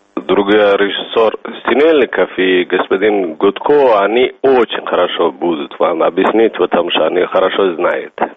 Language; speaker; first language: Russian; non-native, fluent; Somali